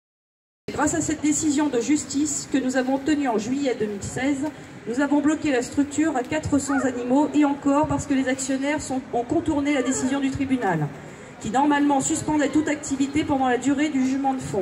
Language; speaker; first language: French; native; French